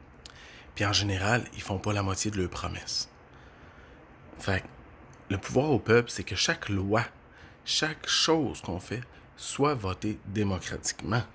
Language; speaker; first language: French; native; French